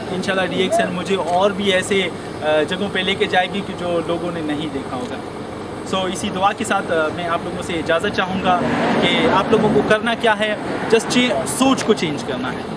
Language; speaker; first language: Urdu; non-native, local second language; Pashto